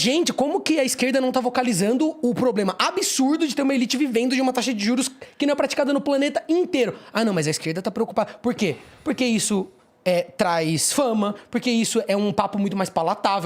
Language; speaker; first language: Portuguese; native; Portuguese